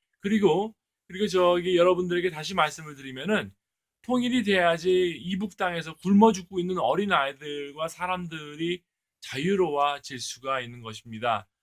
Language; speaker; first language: Korean; early bilingual, heritage; Korean